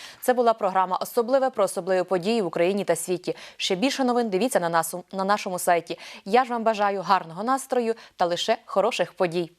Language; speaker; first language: Ukrainian; native; Ukrainian